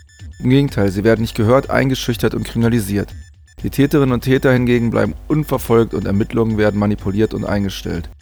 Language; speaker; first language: German; native; German